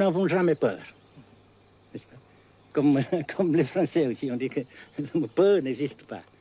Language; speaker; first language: French; non-native, local second language; Vietnamese